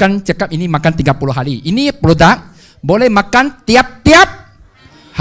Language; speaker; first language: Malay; non-native, local second language; Chinese